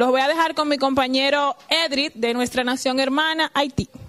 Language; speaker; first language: Spanish; native; Spanish